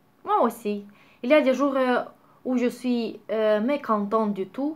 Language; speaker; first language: French; non-native, learner; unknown